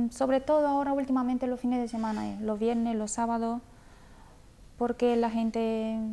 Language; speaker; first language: Spanish; non-native, fluent; Romanian